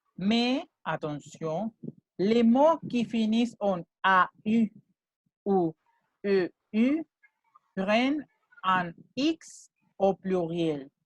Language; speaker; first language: French; non-native, fluent; Spanish